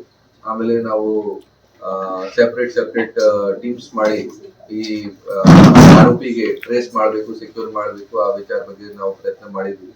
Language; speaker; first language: Kannada; non-native, fluent; Hindi